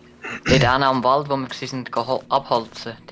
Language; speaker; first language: German; native; German